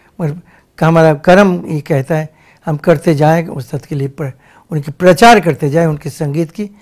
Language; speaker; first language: Hindi; non-native, local second language; Bangla